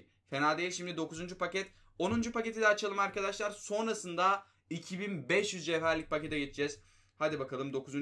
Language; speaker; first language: Turkish; native; Turkish